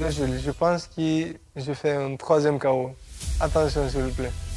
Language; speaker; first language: French; non-native, learner; Romanian